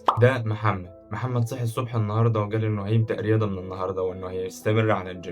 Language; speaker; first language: Arabic; native; Arabic